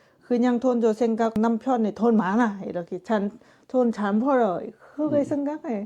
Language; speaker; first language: Korean; non-native, learner; Lao